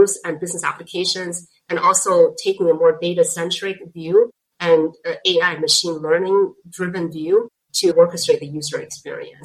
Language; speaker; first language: English; non-native, fluent; Chinese